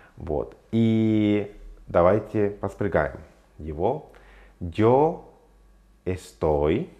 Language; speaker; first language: Russian; non-native, fluent; Spanish